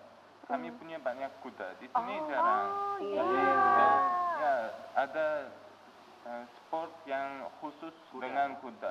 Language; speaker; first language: Indonesian; non-native, learner; Uzbek